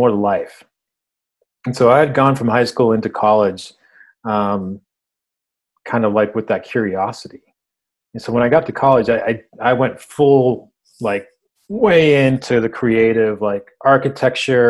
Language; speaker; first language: English; early bilingual, other home language; Spanish